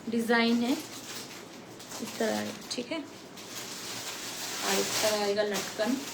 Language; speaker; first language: Hindi; non-native, local second language; Bangla